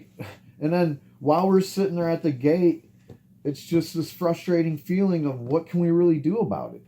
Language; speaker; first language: English; native; English